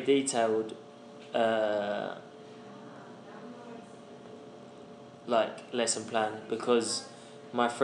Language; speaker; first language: English; native; English